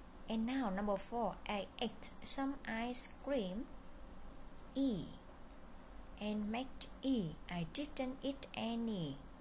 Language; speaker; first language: English; non-native, fluent; Vietnamese